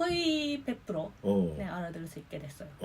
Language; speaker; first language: Korean; non-native, fluent; Japanese